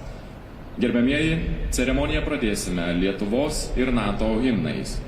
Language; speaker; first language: Lithuanian; native; Lithuanian